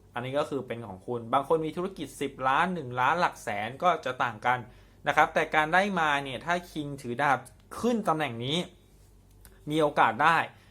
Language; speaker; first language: Thai; native; Thai